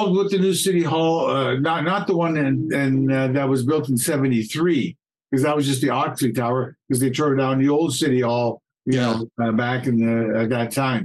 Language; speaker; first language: English; native; English